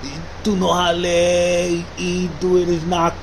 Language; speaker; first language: Spanish; non-native, learner; English